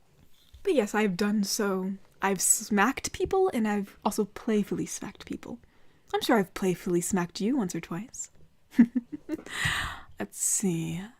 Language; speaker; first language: English; native; English